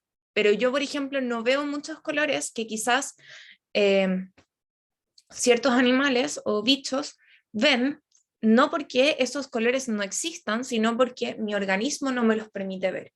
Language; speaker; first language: Spanish; native; Spanish